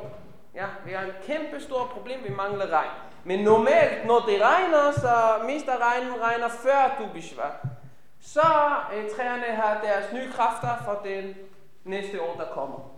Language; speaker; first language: Danish; non-native, fluent; Hebrew